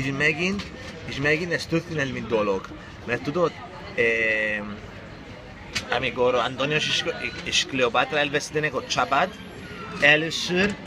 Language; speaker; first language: Hungarian; non-native, learner; Greek